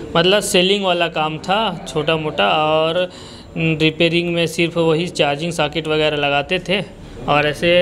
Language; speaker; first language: Hindi; native; Hindi